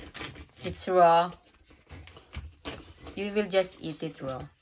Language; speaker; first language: English; non-native, local second language; Filipino